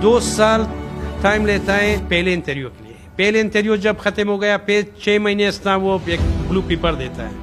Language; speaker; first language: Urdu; non-native, learner; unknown